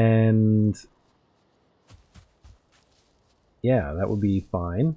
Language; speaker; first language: English; native; English